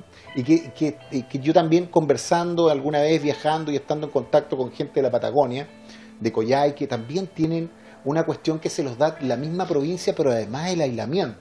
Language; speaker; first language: Spanish; native; Spanish